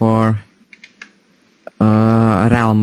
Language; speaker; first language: English; non-native, learner; Slovak